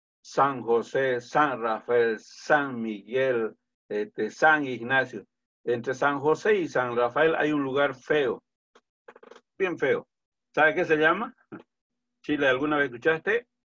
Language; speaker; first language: Spanish; native; Spanish